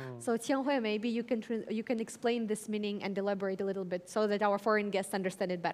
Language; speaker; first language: English; early bilingual, other home language; Russian